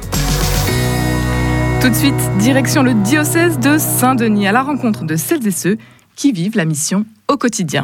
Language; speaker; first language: French; native; French